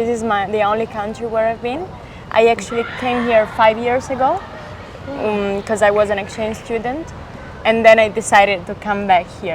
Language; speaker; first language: English; non-native, fluent; Italian